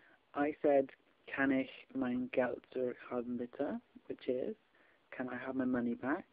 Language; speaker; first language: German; non-native, learner; English